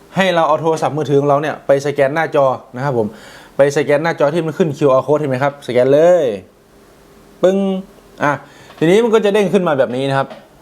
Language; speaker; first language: Thai; native; Thai